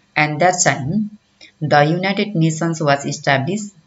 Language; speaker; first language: English; non-native, local second language; Nepali